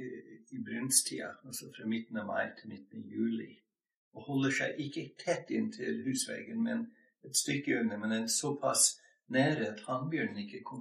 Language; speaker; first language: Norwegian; non-native, fluent; English